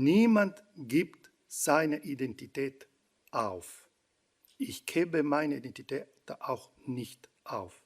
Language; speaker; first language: German; non-native, fluent; Italian